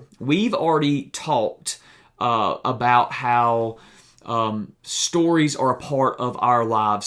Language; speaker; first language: English; native; English